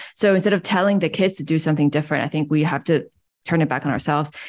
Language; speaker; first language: English; early bilingual, other home language; Chinese